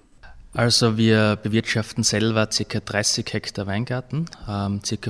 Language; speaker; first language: German; native; German